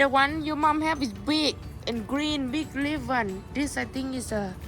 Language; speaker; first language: English; non-native, learner; Thai